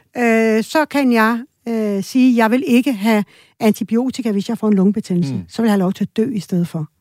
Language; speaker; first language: Danish; early bilingual, other home language; Swedish